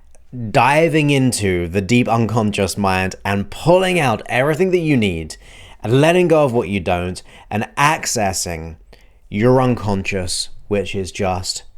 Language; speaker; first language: English; native; English